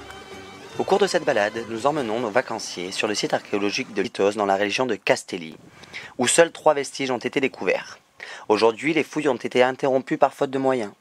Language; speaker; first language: French; native; French